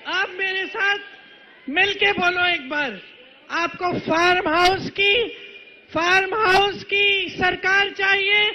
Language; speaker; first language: Hindi; native; Hindi